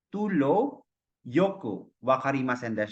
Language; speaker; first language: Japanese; non-native, fluent; Cebuano